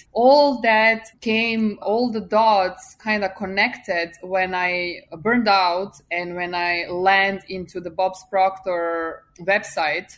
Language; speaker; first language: English; non-native, fluent; Serbian